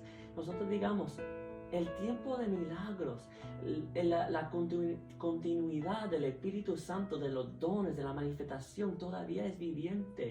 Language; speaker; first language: Spanish; early bilingual, heritage; Spanish